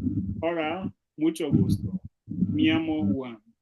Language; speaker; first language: Spanish; non-native, learner; Swahili